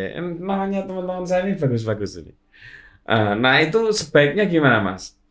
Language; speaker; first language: Indonesian; native; Indonesian